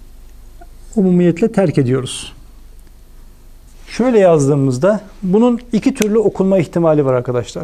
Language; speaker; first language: Turkish; native; Turkish